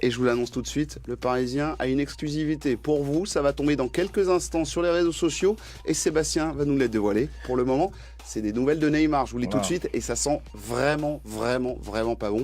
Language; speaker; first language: French; native; French